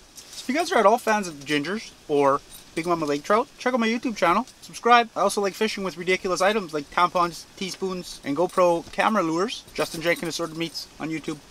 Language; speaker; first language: English; native; English